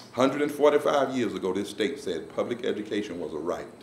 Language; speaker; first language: English; native; English